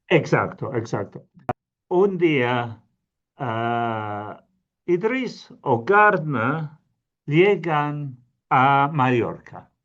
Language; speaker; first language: Spanish; non-native, fluent; English